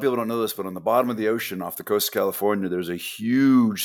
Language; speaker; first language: English; native; English